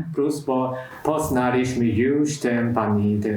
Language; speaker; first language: Polish; non-native, learner; Chinese